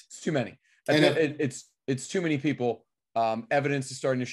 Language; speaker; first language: English; native; English